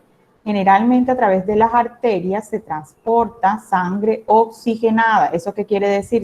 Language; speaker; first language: Spanish; native; Spanish